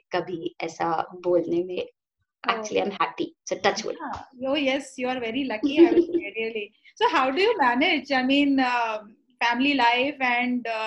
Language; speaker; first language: Hindi; non-native, local second language; Marathi